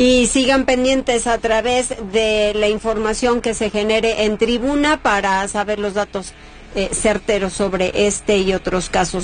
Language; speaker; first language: Spanish; native; Spanish